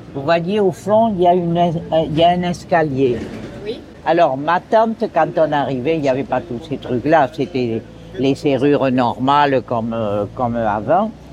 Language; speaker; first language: French; early bilingual, other home language; Spanish